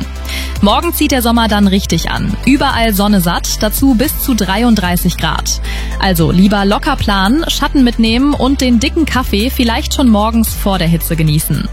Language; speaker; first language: German; native; German